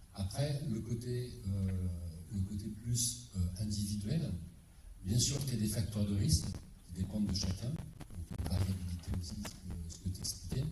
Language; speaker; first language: French; native; French